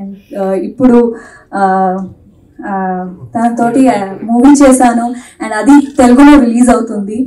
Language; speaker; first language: Telugu; non-native, learner; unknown